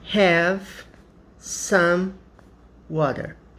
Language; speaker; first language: English; non-native, fluent; Portuguese